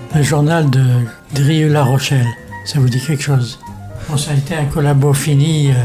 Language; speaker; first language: French; native; French